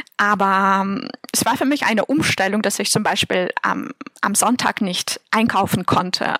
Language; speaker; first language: German; non-native, fluent; Russian